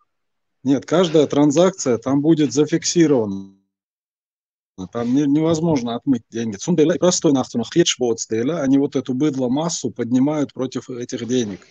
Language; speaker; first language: Russian; non-native, local second language; Chechen